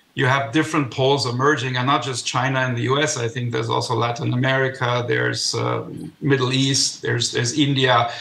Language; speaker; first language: English; non-native, fluent; German